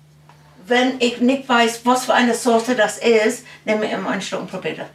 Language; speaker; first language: German; non-native, fluent; English